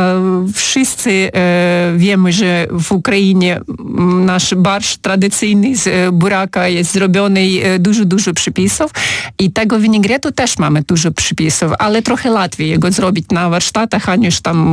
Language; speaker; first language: Polish; non-native, fluent; Ukrainian